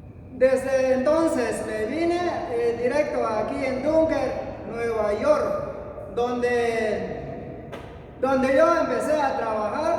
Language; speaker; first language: Spanish; non-native, local second language; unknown